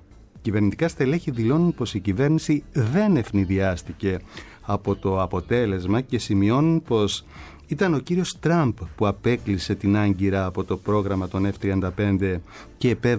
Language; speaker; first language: Greek; native; Greek